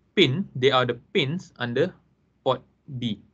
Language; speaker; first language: English; non-native, local second language; Malay